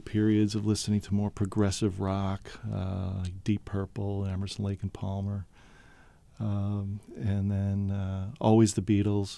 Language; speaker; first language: English; native; English